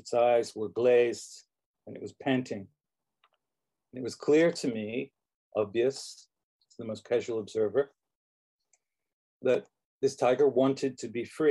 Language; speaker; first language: English; native; English